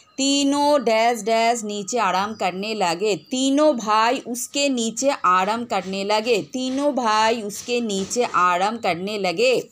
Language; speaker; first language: Hindi; non-native, local second language; Bangla